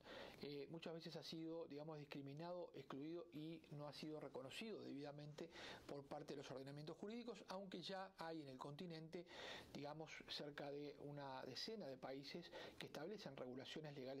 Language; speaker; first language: Spanish; native; Spanish